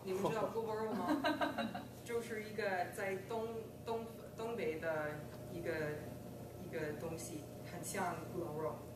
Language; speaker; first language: Chinese; non-native, fluent; English